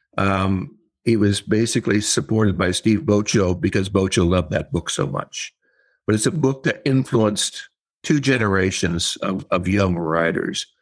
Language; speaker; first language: English; native; English